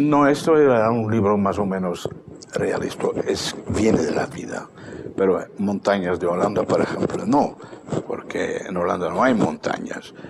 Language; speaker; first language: Spanish; non-native, fluent; Dutch